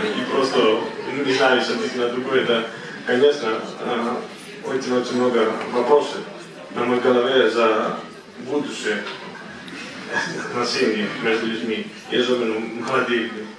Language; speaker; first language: Russian; non-native, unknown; Greek